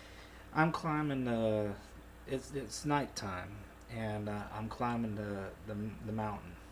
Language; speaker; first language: English; native; English